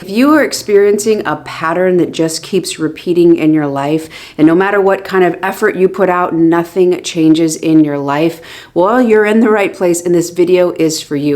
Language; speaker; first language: English; native; English